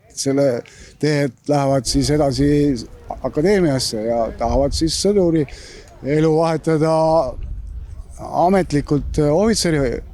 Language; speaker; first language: Estonian; native; Estonian